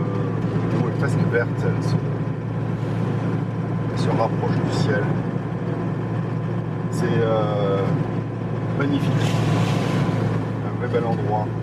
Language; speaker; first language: French; native; French